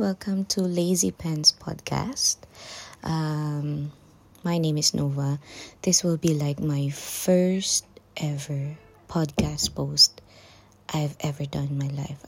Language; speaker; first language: English; non-native, local second language; Cebuano